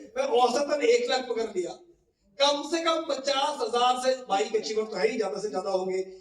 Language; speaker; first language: Hindi; non-native, local second language; Bangla